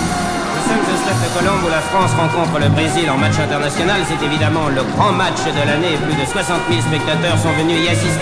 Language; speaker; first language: French; native; French